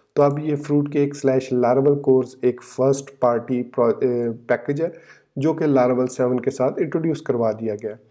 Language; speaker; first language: Urdu; native; Urdu